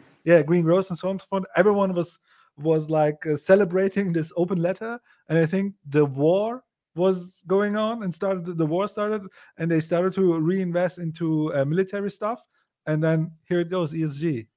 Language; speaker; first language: English; non-native, fluent; German